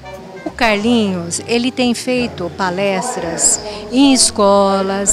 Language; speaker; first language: Portuguese; native; Portuguese